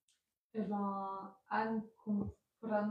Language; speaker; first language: Spanish; non-native, learner; French